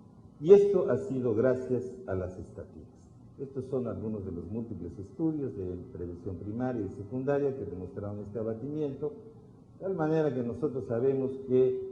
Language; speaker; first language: Spanish; native; Spanish